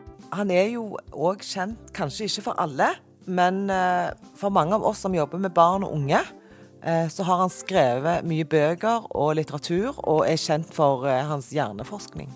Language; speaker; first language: Norwegian; native; Norwegian